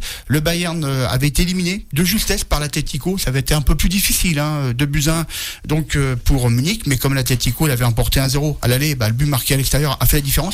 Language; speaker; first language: French; native; French